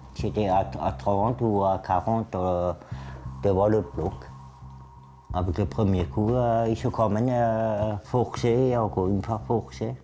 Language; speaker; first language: French; non-native, local second language; Swiss German